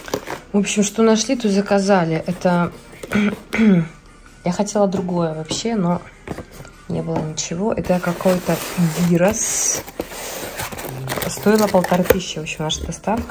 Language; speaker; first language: Russian; native; Russian